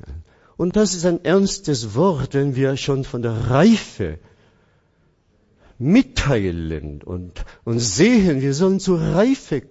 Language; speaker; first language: German; non-native, fluent; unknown